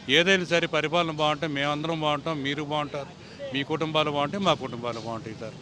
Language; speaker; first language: Telugu; native; Telugu